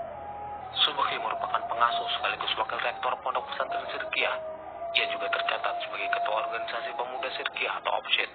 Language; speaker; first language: Indonesian; native; Indonesian